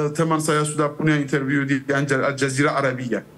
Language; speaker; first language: Indonesian; non-native, fluent; Persian